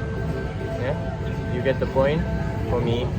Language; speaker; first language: English; non-native, fluent; Indonesian